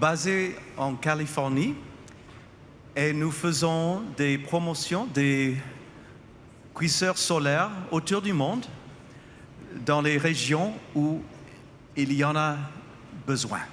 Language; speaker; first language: French; non-native, fluent; English